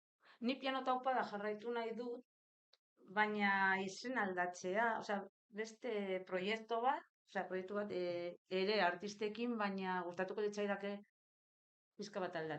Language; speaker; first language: Basque; non-native, local second language; Spanish